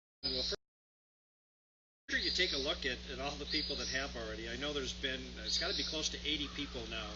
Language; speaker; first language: English; native; English